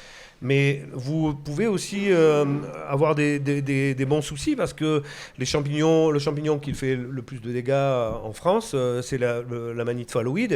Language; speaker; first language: French; native; French